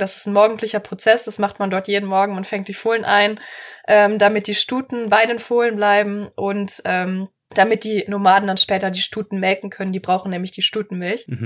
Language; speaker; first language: German; native; German